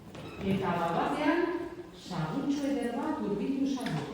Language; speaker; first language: Basque; non-native, learner; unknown